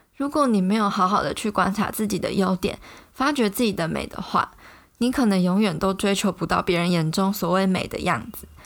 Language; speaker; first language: Chinese; native; Chinese